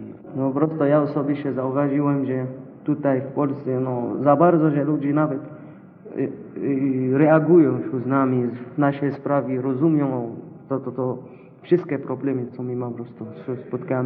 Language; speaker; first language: Polish; non-native, learner; Arabic